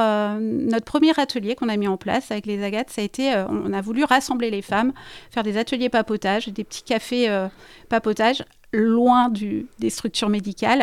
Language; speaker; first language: French; native; French